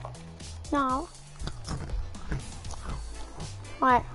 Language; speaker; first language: French; native; French